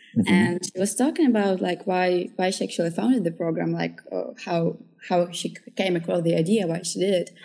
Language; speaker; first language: English; early bilingual, other home language; Czech